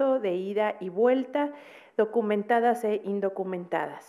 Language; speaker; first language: Spanish; native; Spanish